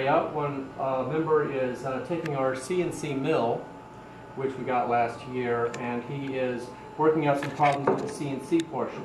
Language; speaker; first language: English; native; English